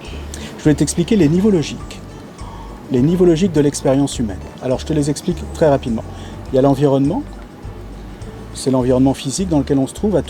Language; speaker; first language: French; native; French